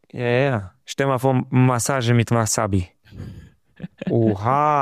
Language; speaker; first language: German; non-native, fluent; Romanian